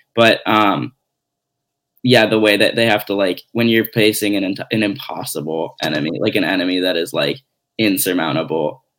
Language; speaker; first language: English; native; English